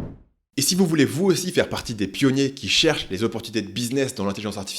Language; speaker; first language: French; native; French